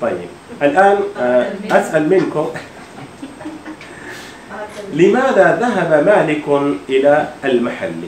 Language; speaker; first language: Arabic; non-native, fluent; Urdu